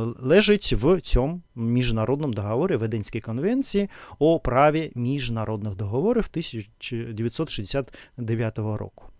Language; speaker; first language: Ukrainian; non-native, learner; Russian